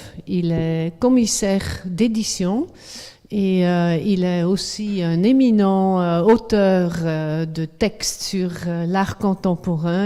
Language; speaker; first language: French; non-native, fluent; Swiss German